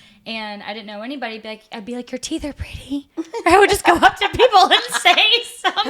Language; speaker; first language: English; native; English